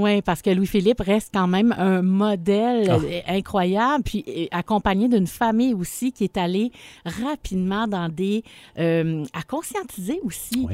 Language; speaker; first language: French; native; French